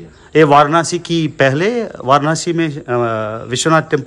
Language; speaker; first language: Hindi; non-native, learner; Telugu